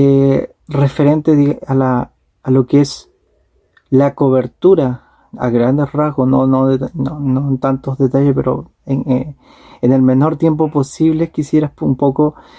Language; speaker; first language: Spanish; native; Spanish